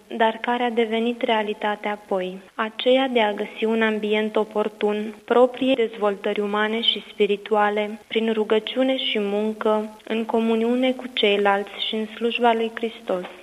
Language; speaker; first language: Romanian; native; Romanian